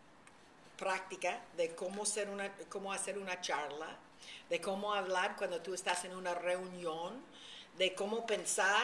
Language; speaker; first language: Spanish; early bilingual, heritage; Spanish